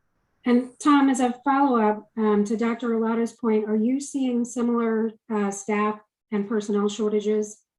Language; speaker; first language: English; native; English